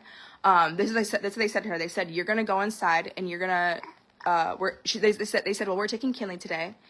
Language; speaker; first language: English; native; English